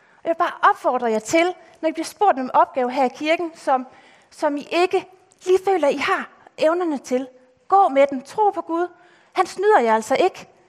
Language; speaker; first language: Danish; native; Danish